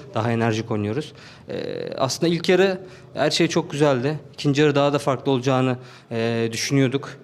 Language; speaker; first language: Turkish; native; Turkish